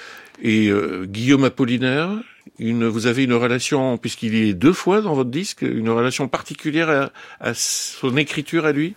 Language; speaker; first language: French; native; French